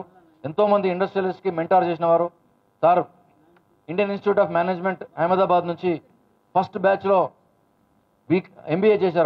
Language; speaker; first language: Telugu; native; Telugu